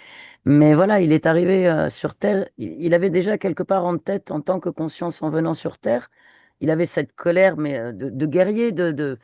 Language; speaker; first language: French; native; French